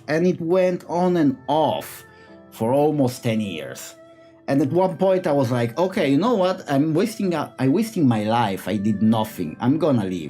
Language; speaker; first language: English; non-native, fluent; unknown